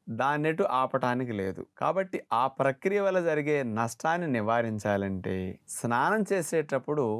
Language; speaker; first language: Telugu; native; Telugu